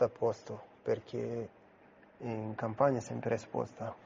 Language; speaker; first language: Italian; non-native, learner; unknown